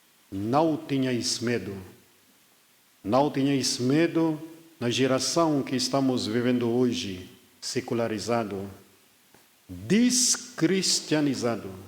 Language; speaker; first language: Portuguese; non-native, fluent; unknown